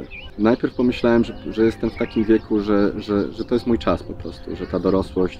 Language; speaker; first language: Polish; native; Polish